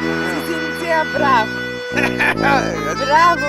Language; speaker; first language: German; non-native, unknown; Slovenian